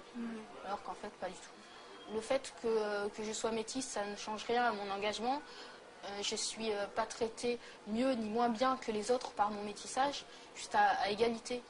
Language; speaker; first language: French; native; French